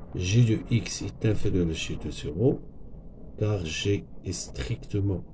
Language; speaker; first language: French; non-native, local second language; Arabic